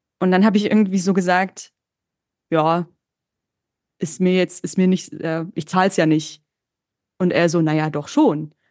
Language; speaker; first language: German; native; German